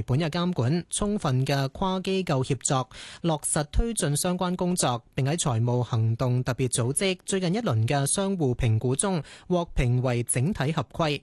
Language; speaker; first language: Cantonese; native; Cantonese